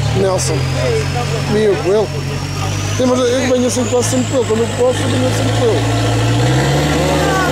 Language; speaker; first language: Portuguese; native; Portuguese